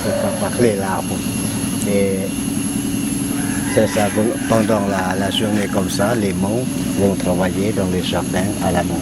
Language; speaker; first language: French; non-native, fluent; Lao